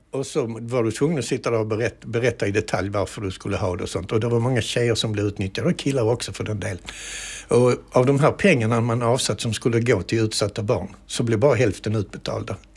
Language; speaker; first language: Swedish; native; Swedish